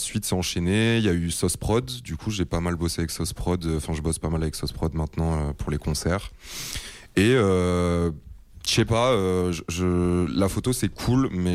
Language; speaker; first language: French; native; French